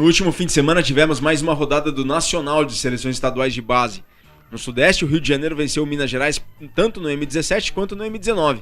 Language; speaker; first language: Portuguese; native; Portuguese